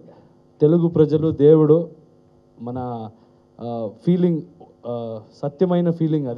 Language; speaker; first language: Telugu; non-native, learner; Kannada